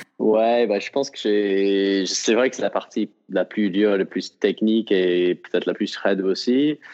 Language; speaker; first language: French; non-native, fluent; English